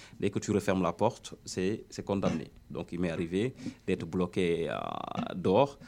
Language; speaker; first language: French; non-native, local second language; Wolof